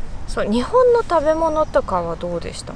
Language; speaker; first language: Japanese; non-native, fluent; Russian